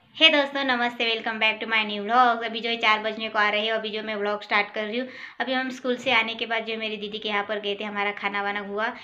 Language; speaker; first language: Hindi; non-native, local second language; Marathi